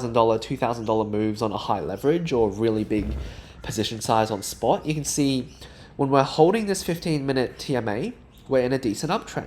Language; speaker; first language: English; native; English